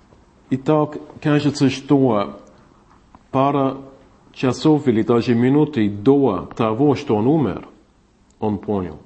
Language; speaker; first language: Russian; non-native, fluent; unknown